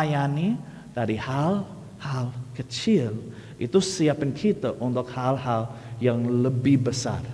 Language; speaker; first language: Indonesian; non-native, fluent; English